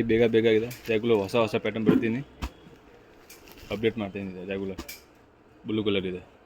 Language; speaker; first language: Kannada; non-native, local second language; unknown